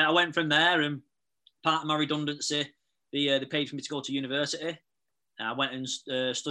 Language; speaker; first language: English; native; English